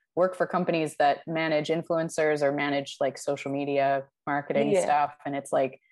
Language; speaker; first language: English; native; English